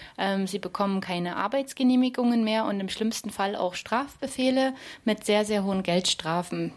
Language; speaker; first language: German; native; German